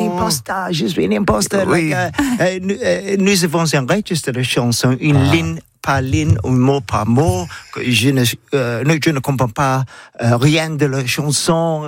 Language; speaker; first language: French; non-native, learner; English